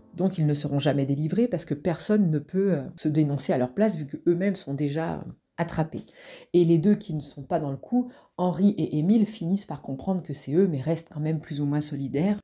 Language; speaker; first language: French; native; French